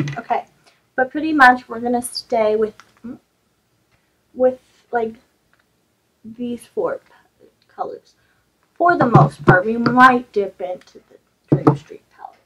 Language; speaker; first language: English; native; English